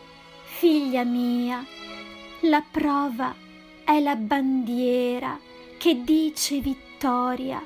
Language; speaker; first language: Italian; native; Italian